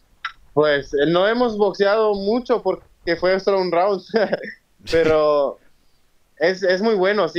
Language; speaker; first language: Spanish; early bilingual, heritage; Spanish